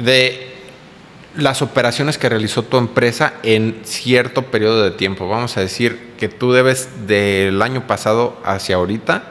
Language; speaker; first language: Spanish; native; Spanish